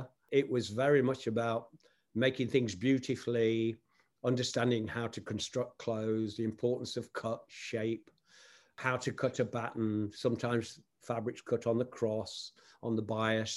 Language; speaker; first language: English; native; English